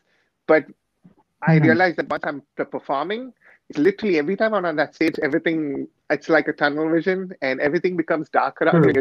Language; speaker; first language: English; native; English